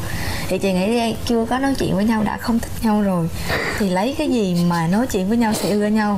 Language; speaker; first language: Vietnamese; native; Vietnamese